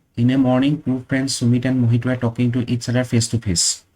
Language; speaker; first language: English; non-native, local second language; Assamese